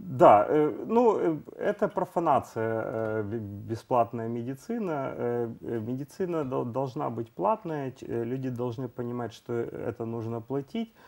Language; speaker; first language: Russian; native; Russian